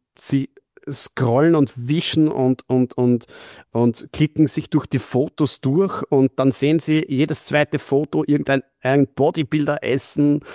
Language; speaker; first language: German; native; German